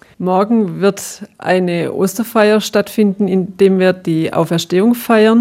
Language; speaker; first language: German; native; German